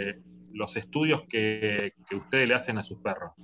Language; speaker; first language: Spanish; native; Spanish